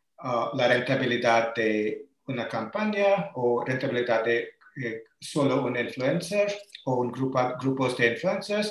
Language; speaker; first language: Spanish; non-native, learner; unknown